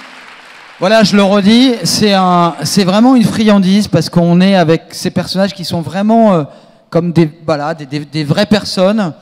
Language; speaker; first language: French; native; French